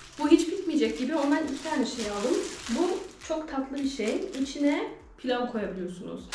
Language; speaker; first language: Turkish; early bilingual, heritage; Turkish